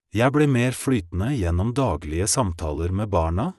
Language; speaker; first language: Norwegian; non-native, fluent; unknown